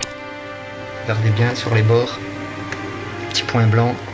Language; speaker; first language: French; native; French